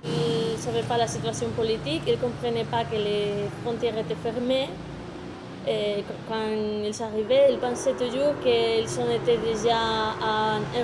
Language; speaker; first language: French; non-native, fluent; Spanish